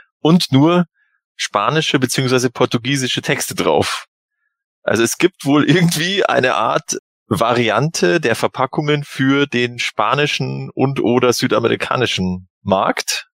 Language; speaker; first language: German; native; German